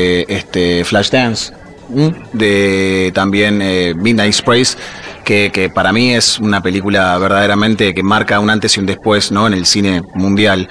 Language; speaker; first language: Spanish; native; Spanish